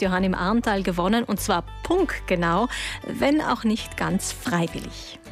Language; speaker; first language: German; native; German